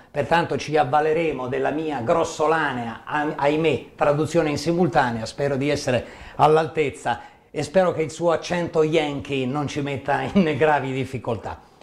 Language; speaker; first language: Italian; native; Italian